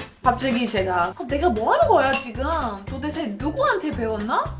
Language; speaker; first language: Korean; non-native, fluent; English